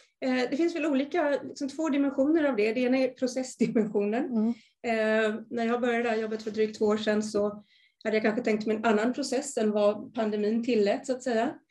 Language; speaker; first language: Swedish; native; Swedish